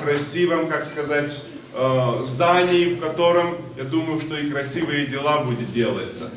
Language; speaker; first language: Russian; non-native, local second language; Georgian